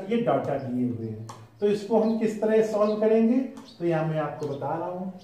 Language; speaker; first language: Hindi; native; Hindi